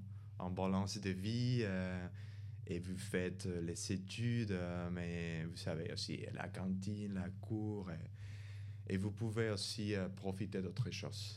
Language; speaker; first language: French; non-native, fluent; Spanish